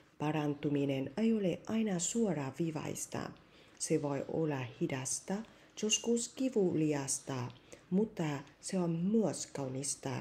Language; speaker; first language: Finnish; non-native, learner; Vietnamese